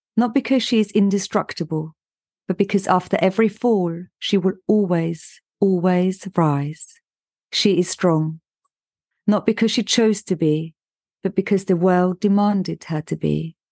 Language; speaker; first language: English; non-native, fluent; German